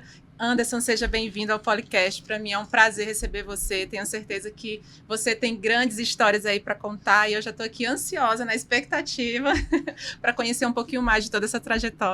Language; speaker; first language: Portuguese; native; Portuguese